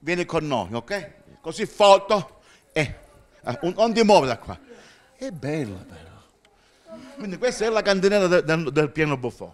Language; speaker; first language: Italian; native; Italian